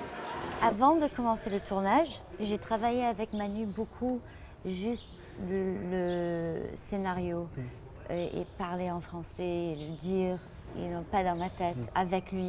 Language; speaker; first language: French; non-native, fluent; English